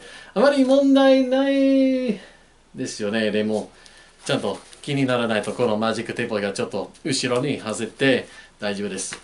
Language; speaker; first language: Japanese; non-native, learner; English